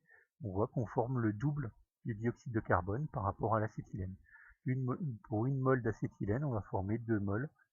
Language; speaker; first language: French; native; French